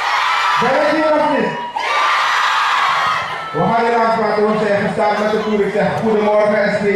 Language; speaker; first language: Dutch; non-native, local second language; Sranan Tongo